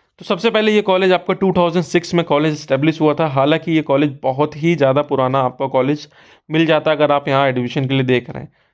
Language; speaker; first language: Hindi; native; Hindi